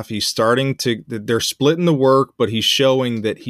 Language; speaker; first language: English; native; English